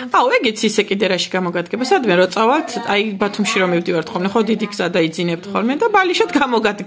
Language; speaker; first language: Georgian; native; Georgian